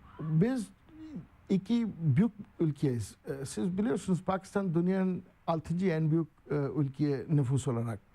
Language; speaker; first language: Turkish; non-native, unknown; Urdu